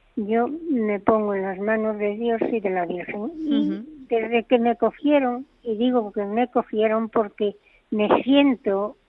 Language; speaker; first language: Spanish; native; Spanish